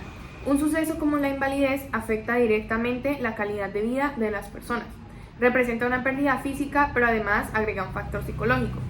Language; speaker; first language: Spanish; native; Spanish